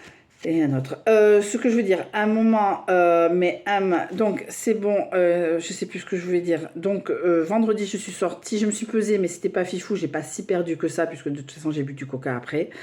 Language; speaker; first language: French; native; French